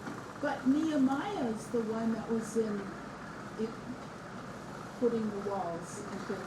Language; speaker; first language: English; native; English